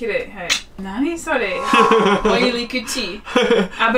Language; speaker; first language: Japanese; non-native, learner; English